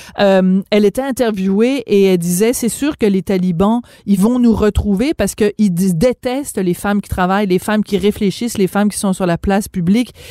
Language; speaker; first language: French; native; French